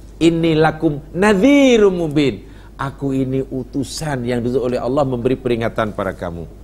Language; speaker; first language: Malay; native; Malay